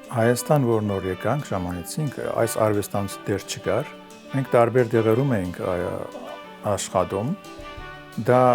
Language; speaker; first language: Armenian; early bilingual, heritage; Armenian